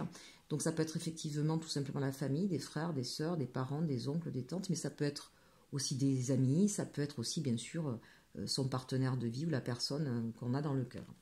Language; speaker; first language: French; native; French